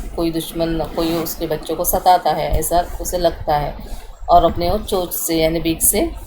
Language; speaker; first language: Hindi; non-native, local second language; Marathi